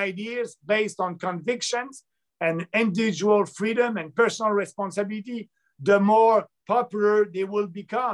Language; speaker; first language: English; non-native, local second language; French